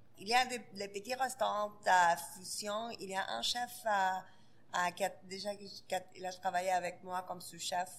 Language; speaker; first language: French; non-native, fluent; Spanish